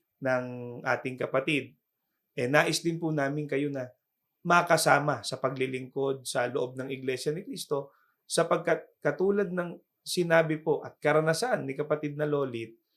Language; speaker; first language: Filipino; native; Filipino